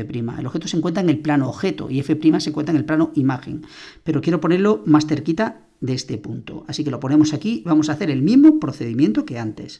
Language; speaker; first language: Spanish; native; Spanish